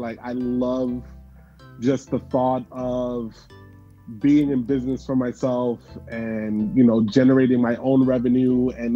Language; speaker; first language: English; native; English